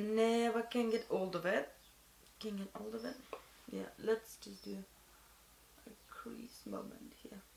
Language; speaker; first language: English; non-native, fluent; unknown